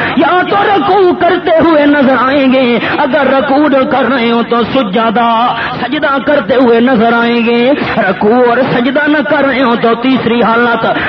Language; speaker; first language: Urdu; non-native, local second language; Pashto